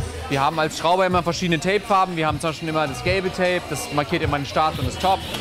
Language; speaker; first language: German; native; German